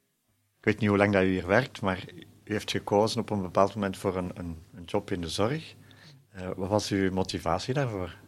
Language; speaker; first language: Dutch; native; Dutch